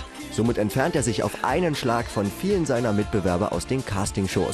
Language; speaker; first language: German; native; German